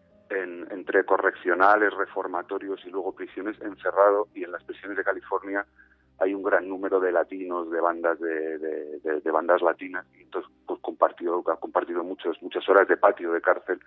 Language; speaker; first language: Spanish; native; Spanish